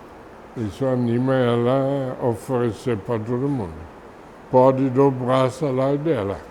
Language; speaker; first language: Portuguese; non-native, fluent; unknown